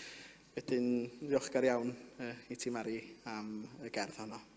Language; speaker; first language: Welsh; native; Welsh